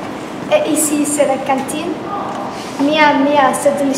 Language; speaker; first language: French; non-native, learner; English